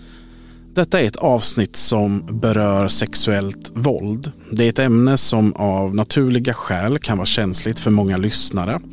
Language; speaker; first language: Swedish; native; Swedish